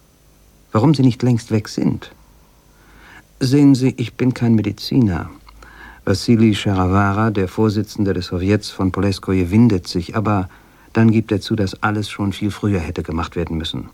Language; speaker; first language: German; native; German